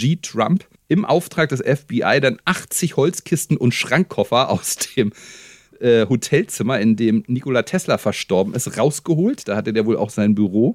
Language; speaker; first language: German; native; German